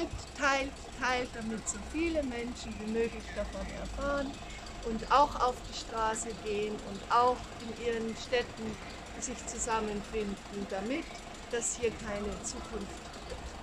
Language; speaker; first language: German; native; German